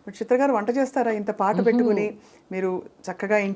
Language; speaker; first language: Telugu; native; Telugu